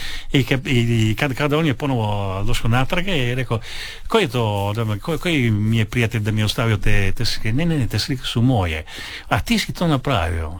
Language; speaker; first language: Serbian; non-native, fluent; Italian